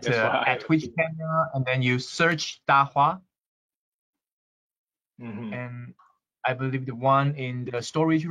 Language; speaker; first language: English; non-native, fluent; Chinese